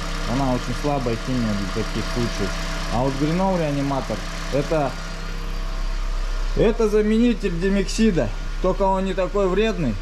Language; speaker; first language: Russian; native; Russian